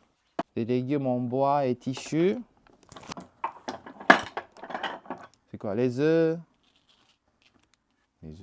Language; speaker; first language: French; non-native, learner; Japanese